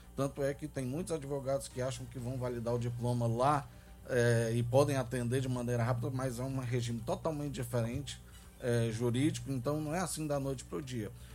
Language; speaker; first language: Portuguese; native; Portuguese